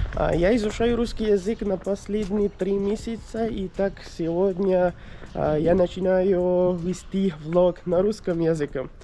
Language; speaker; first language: Russian; non-native, learner; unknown